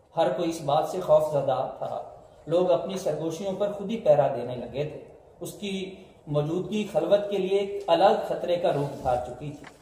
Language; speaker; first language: Urdu; non-native, local second language; Punjabi